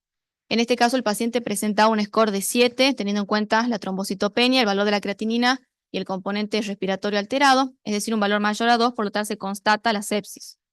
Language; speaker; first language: Spanish; native; Spanish